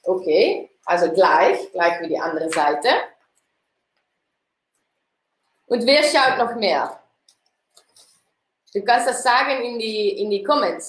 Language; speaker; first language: German; non-native, learner; Dutch